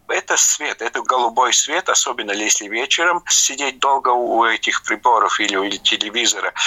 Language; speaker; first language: Russian; non-native, local second language; Latvian